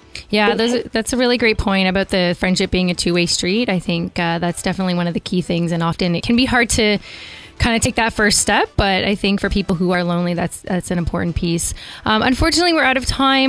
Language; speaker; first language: English; early bilingual, other home language; Italian